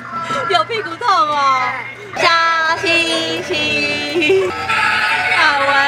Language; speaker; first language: Chinese; native; Chinese